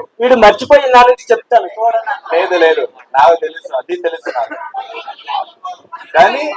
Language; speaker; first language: Telugu; non-native, local second language; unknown